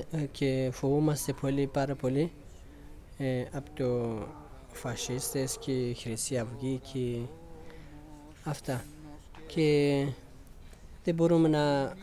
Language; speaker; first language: Greek; non-native, learner; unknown